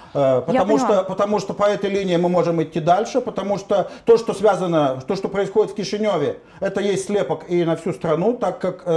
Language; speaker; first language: Russian; native; Russian